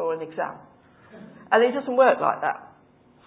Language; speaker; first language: English; native; English